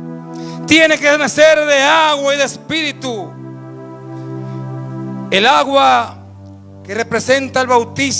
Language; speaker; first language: Spanish; native; Spanish